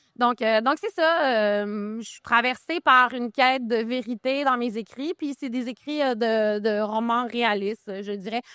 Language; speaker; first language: French; native; French